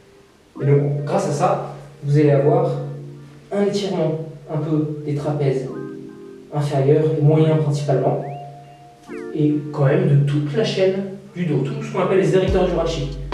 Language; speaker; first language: French; native; French